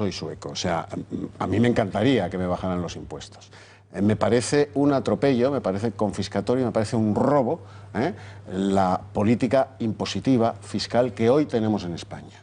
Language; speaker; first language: Spanish; native; Spanish